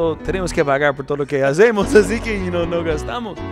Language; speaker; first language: Spanish; non-native, fluent; English